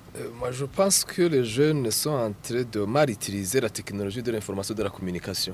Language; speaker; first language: French; non-native, local second language; Rundi